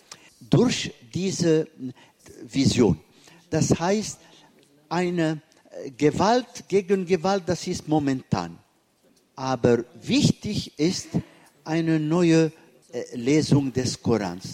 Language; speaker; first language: German; non-native, fluent; Arabic